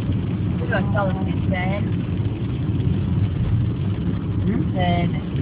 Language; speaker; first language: Latvian; non-native, learner; Dutch